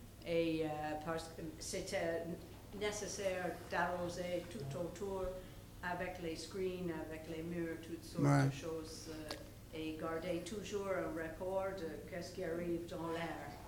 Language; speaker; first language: French; non-native, local second language; English